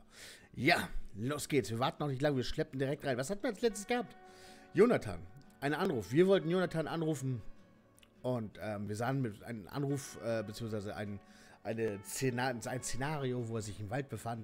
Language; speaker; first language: German; native; German